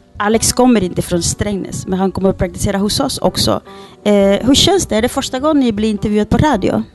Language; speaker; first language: Swedish; native; Swedish